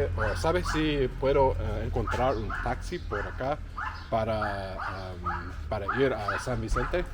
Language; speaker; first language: Spanish; non-native, learner; English